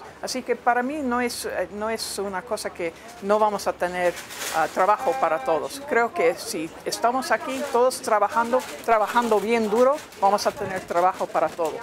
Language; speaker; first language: Spanish; non-native, fluent; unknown